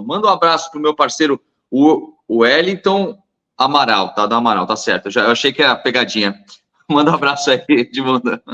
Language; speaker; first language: Portuguese; native; Portuguese